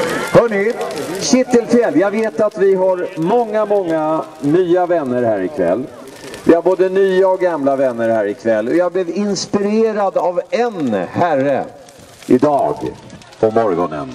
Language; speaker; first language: Swedish; native; Swedish